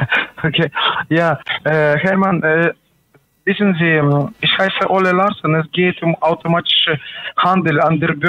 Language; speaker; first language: German; non-native, learner; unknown